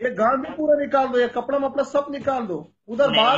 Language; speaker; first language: Hindi; non-native, learner; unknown